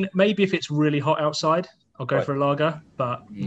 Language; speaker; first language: English; native; English